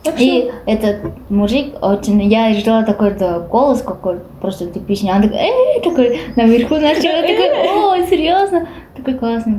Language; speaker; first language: Russian; non-native, learner; Japanese